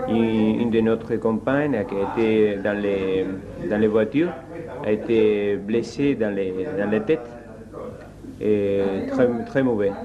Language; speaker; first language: French; non-native, fluent; Spanish